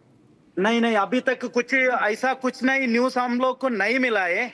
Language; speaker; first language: Hindi; non-native, local second language; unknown